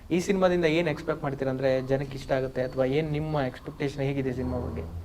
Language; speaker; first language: Kannada; native; Kannada